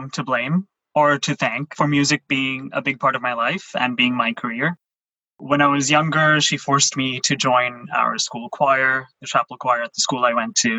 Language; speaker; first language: English; non-native, local second language; Sinhala